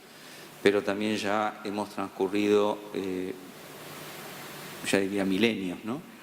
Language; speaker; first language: Spanish; native; Spanish